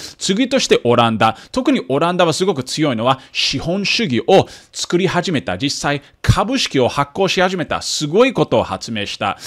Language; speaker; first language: Japanese; early bilingual, heritage; Japanese